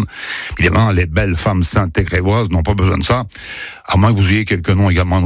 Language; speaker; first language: French; native; French